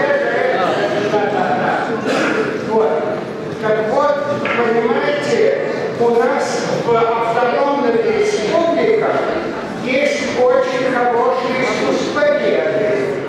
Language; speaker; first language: Russian; native; Russian